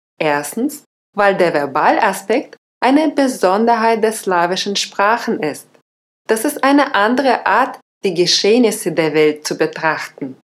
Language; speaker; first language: German; non-native, fluent; Russian